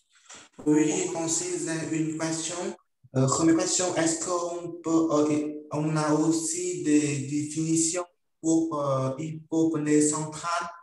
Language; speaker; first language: French; non-native, learner; Vietnamese